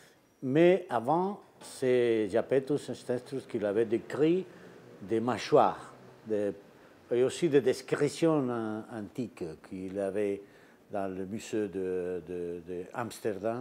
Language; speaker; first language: French; non-native, fluent; Spanish